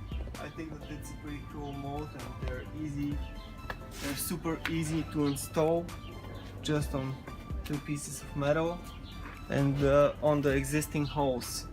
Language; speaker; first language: English; non-native, fluent; Bulgarian